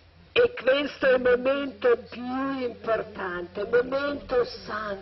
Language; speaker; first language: Italian; non-native, learner; Croatian